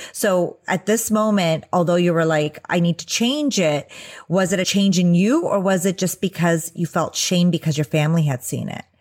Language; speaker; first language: English; early bilingual, other home language; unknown